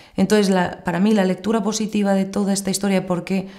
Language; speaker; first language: Spanish; native; Spanish